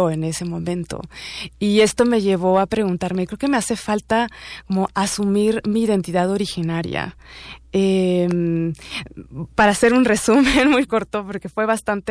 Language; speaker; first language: Spanish; native; Spanish